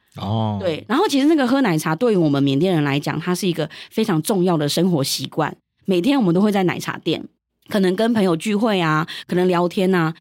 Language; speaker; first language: Chinese; early bilingual, heritage; Chinese